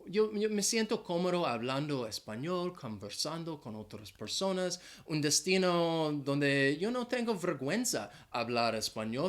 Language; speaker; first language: Spanish; non-native, fluent; English